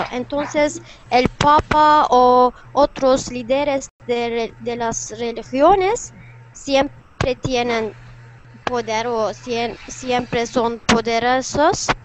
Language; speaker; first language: Spanish; non-native, learner; Turkish